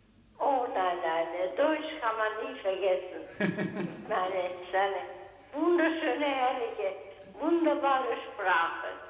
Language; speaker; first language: German; non-native, local second language; Hungarian